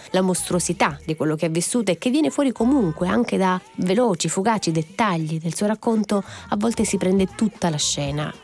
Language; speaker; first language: Italian; native; Italian